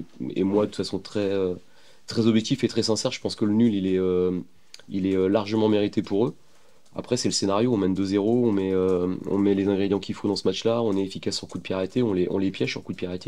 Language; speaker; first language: French; native; French